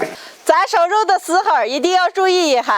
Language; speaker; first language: Chinese; native; Chinese